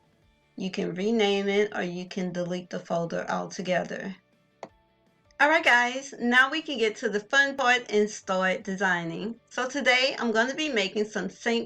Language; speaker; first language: English; native; English